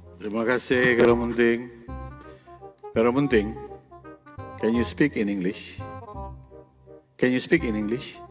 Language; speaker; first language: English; non-native, local second language; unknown